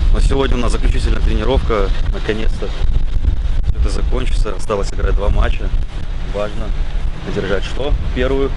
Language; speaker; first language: Russian; native; Russian